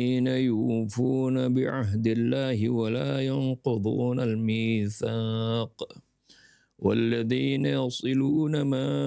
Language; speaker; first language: Arabic; non-native, fluent; Indonesian